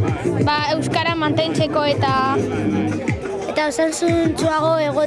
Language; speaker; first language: Basque; non-native, local second language; Spanish